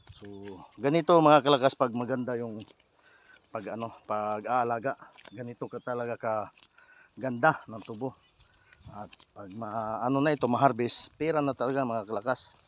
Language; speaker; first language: Filipino; non-native, local second language; Hiligaynon